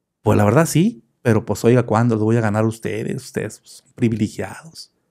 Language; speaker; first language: Spanish; native; Spanish